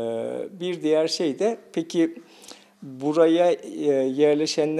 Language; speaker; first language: Turkish; native; Turkish